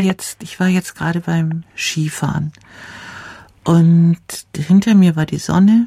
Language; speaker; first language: German; native; German